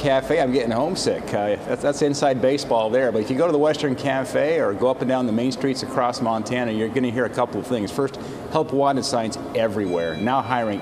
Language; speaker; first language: English; native; English